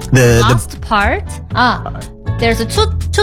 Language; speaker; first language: English; non-native, learner; Korean